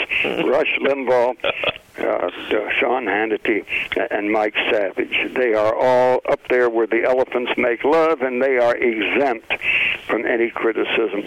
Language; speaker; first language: English; native; English